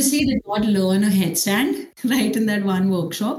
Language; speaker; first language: English; non-native, local second language; Hindi